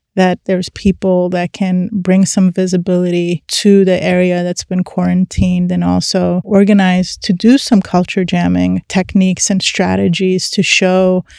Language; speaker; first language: English; early bilingual, other home language; Persian